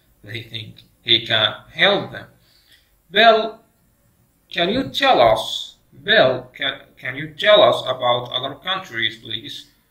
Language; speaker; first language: English; non-native, fluent; Arabic